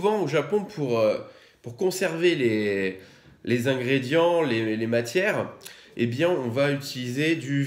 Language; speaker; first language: French; native; French